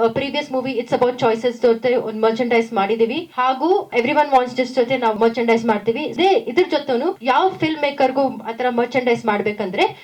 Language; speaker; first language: Kannada; non-native, local second language; Tamil